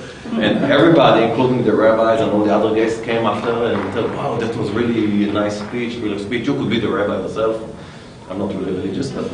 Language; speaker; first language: English; non-native, fluent; Hebrew